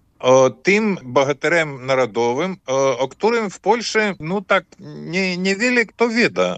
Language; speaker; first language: Polish; non-native, fluent; Ukrainian